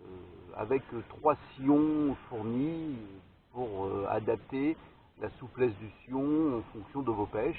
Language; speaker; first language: French; native; French